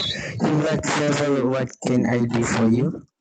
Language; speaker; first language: English; non-native, learner; Indonesian